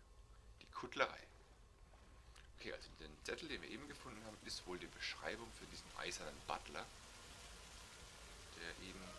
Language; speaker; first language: German; native; German